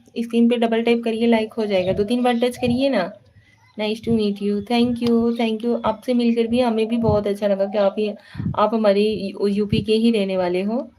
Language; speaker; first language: Hindi; native; Hindi